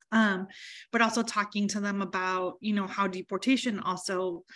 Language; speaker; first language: English; early bilingual, other home language; Spanish